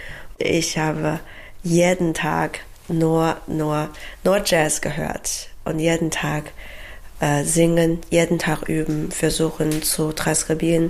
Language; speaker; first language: German; non-native, learner; Chinese